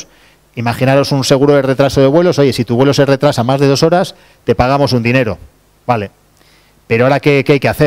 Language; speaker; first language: Spanish; native; Spanish